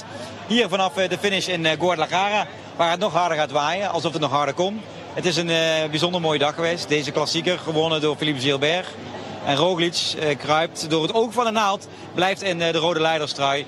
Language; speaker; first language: Dutch; native; Dutch